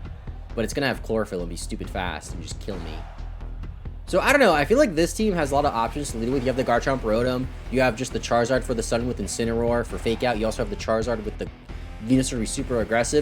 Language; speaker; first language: English; native; English